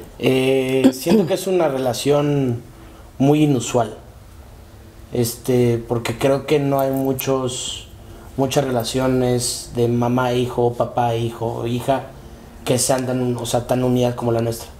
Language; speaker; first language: Spanish; native; Spanish